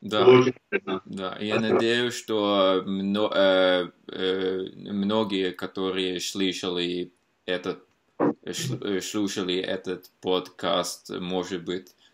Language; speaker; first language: Russian; non-native, fluent; Norwegian